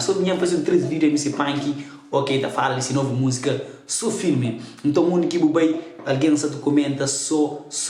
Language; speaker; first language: Portuguese; non-native, local second language; Kabuverdianu